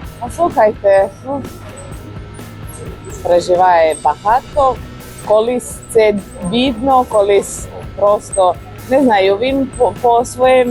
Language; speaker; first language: Ukrainian; non-native, learner; Croatian